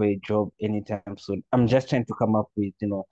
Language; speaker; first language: English; non-native, local second language; Shona